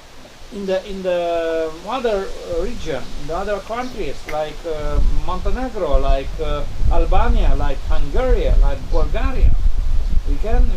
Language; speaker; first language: English; non-native, learner; Romanian